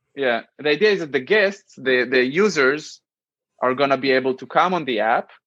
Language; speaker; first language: English; non-native, fluent; Hebrew